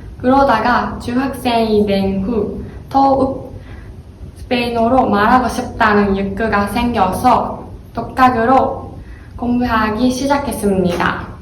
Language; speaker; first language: Korean; non-native, learner; Japanese